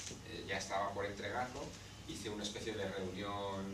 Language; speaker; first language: Spanish; native; Spanish